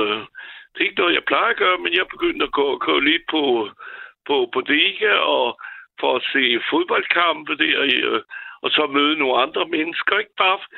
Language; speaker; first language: Danish; non-native, fluent; French